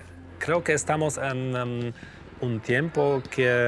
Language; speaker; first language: Spanish; non-native, learner; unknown